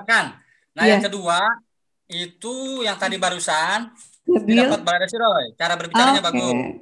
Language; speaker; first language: Indonesian; native; Indonesian